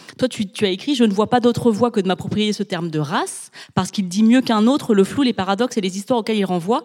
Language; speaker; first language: French; native; French